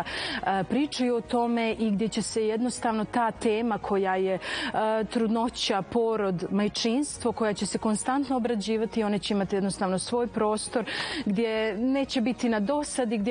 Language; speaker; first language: Serbian; native; Serbian